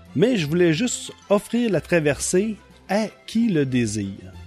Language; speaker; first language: French; native; French